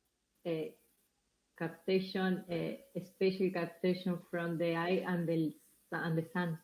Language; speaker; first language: English; non-native, learner; Spanish